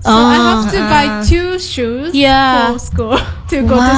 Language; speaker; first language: English; non-native, learner; Japanese